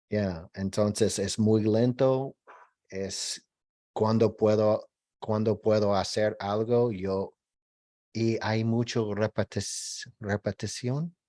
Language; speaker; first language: Spanish; non-native, learner; English